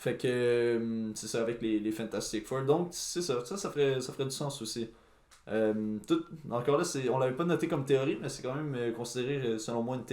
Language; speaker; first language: French; native; French